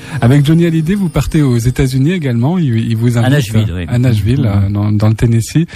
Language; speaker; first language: French; native; French